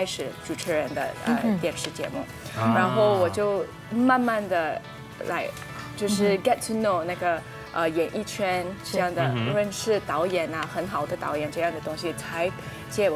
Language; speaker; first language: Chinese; non-native, local second language; English